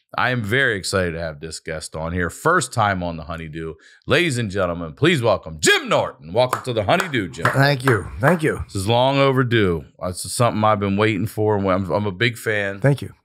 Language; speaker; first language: English; native; English